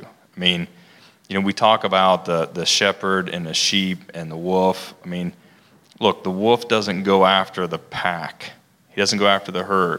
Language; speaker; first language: English; native; English